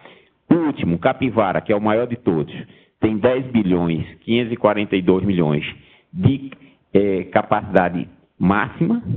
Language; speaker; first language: Portuguese; native; Portuguese